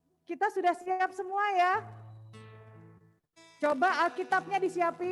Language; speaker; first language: Indonesian; native; Indonesian